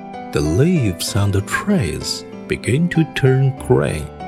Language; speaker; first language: English; non-native, fluent; Chinese